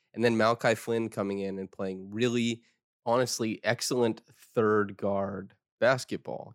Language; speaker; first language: English; native; English